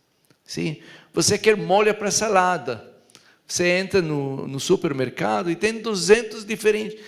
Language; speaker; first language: Portuguese; non-native, fluent; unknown